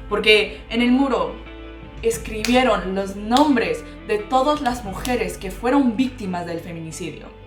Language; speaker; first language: Spanish; non-native, local second language; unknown